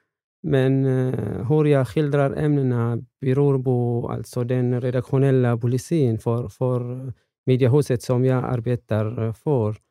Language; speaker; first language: Swedish; non-native, fluent; Arabic